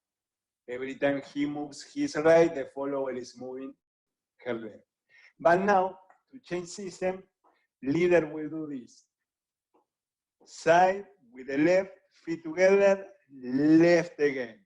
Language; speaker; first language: English; non-native, fluent; Spanish